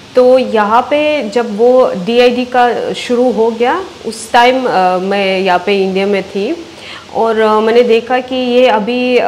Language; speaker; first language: Hindi; non-native, fluent; Russian